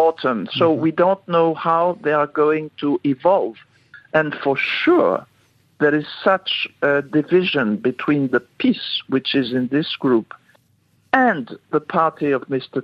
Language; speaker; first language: English; non-native, fluent; French